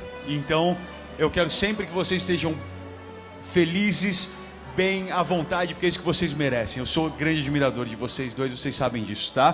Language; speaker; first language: Portuguese; native; Portuguese